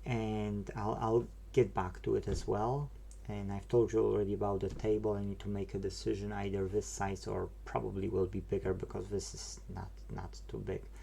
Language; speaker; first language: English; non-native, fluent; Polish